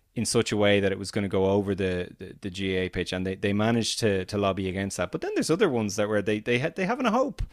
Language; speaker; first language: English; native; English